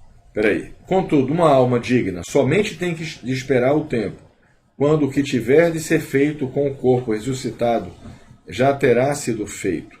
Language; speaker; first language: Portuguese; native; Portuguese